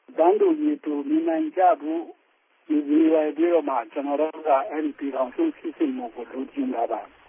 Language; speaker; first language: Burmese; non-native, local second language; Tedim Chin